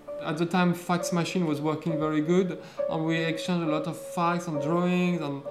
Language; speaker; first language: English; non-native, fluent; French